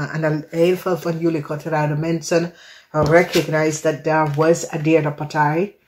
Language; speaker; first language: Dutch; non-native, fluent; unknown